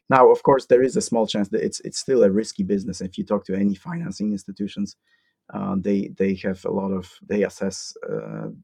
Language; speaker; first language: English; non-native, fluent; Polish